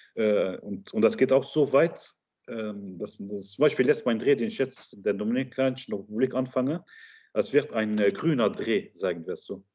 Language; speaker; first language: German; non-native, local second language; Arabic